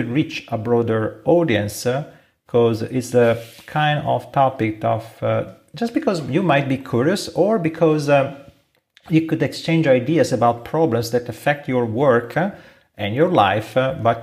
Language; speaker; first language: English; non-native, fluent; Italian